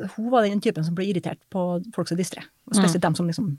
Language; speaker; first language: Norwegian; native; Norwegian